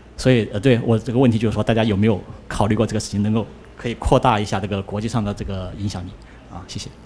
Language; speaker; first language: Chinese; native; Chinese